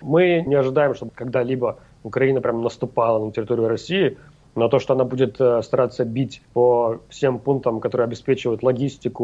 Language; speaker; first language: Russian; native; Russian